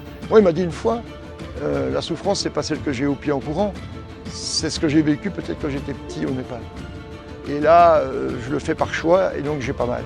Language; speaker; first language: French; native; French